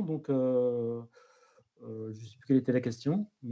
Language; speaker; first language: French; native; French